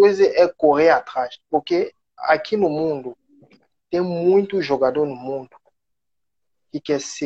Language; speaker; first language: Portuguese; non-native, learner; French